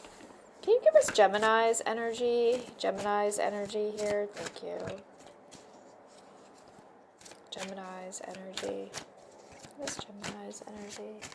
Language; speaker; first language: English; native; English